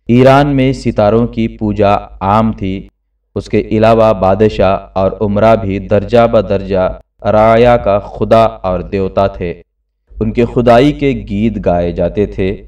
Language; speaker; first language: Urdu; native; Urdu